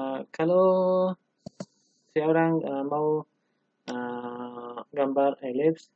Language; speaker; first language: Indonesian; non-native, learner; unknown